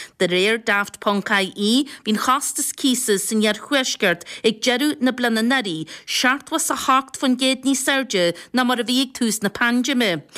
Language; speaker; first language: Irish; native; Irish